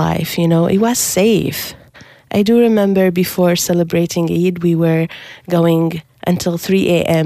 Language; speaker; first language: English; non-native, fluent; Arabic